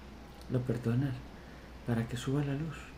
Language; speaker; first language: Spanish; native; Spanish